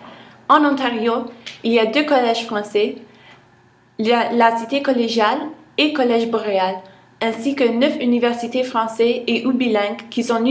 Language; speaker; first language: French; non-native, local second language; English